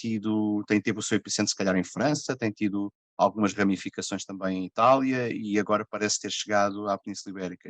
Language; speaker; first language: Portuguese; native; Portuguese